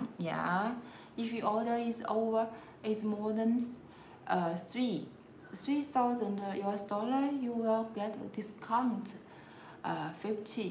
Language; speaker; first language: English; non-native, learner; Chinese